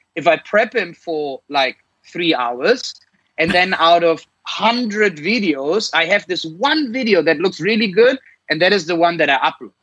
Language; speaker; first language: English; non-native, fluent; German